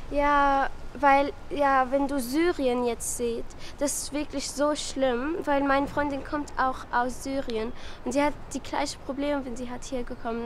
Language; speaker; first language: German; non-native, learner; Arabic